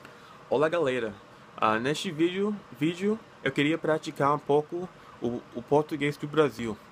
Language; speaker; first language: Portuguese; non-native, learner; English